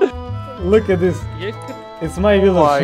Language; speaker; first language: English; non-native, learner; Russian